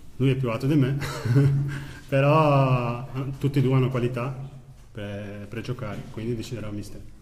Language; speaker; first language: Italian; non-native, fluent; Portuguese